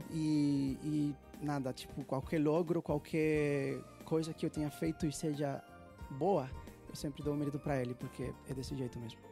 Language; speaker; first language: Portuguese; non-native, fluent; Spanish